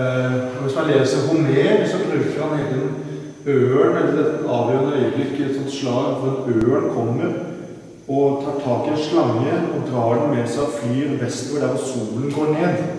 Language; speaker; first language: Norwegian; native; Norwegian